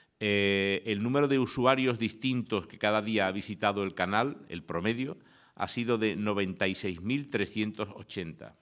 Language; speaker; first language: Spanish; native; Spanish